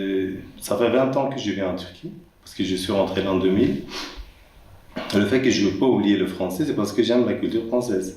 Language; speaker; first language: French; non-native, fluent; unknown